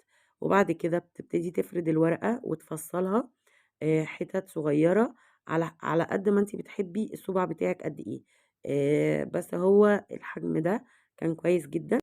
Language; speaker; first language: Arabic; native; Arabic